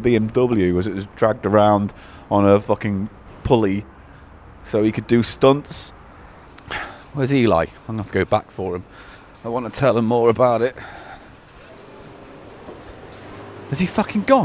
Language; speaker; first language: English; native; English